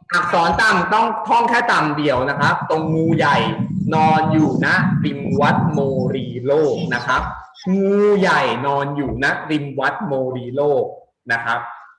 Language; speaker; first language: Thai; native; Thai